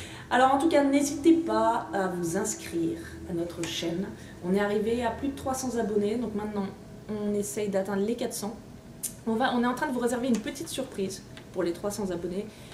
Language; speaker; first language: French; native; French